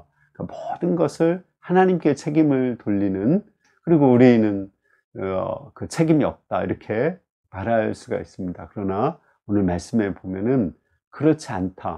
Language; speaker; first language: Korean; native; Korean